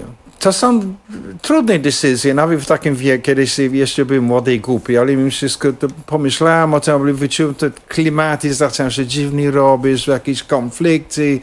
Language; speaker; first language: Polish; non-native, fluent; English